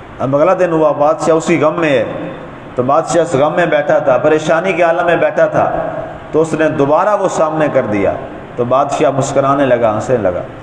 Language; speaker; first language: Urdu; non-native, local second language; Punjabi